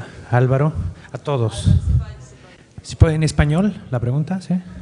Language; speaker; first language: Spanish; native; Spanish